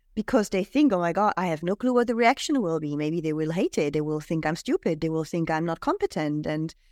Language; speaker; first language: English; non-native, fluent; German